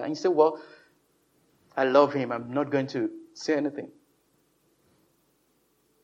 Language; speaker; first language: English; non-native, local second language; Yoruba